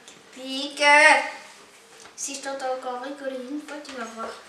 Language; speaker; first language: French; native; French